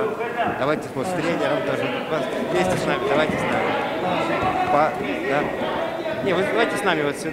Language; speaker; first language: Russian; native; Russian